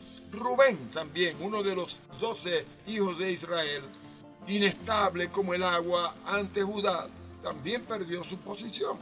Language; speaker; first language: Spanish; native; Spanish